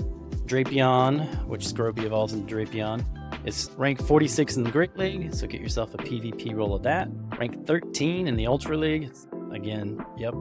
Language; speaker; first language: English; native; English